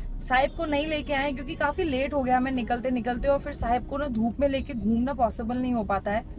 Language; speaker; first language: Hindi; native; Hindi